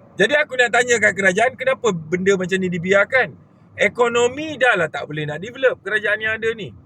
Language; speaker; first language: Malay; native; Malay